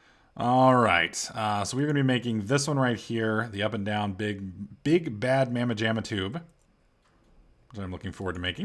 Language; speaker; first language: English; native; English